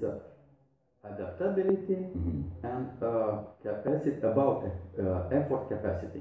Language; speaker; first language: English; non-native, learner; Romanian